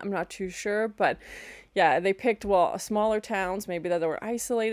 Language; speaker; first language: English; native; English